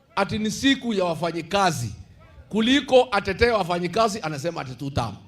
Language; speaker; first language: Swahili; non-native, local second language; Kikuyu